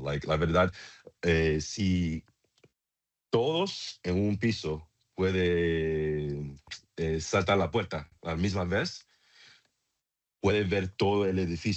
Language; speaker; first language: Spanish; non-native, learner; English